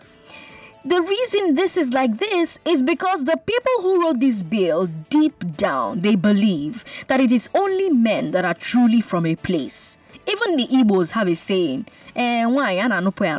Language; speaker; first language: English; non-native, local second language; Igbo